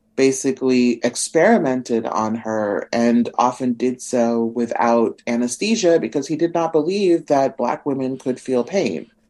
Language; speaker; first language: English; native; English